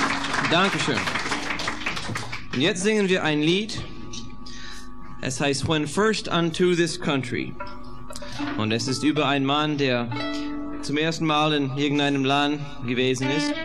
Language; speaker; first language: German; non-native, fluent; English